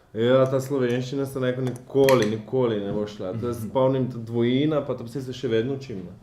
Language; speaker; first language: Slovenian; non-native, fluent; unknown